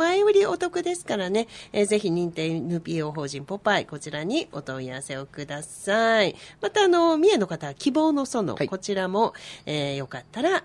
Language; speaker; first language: Japanese; native; Japanese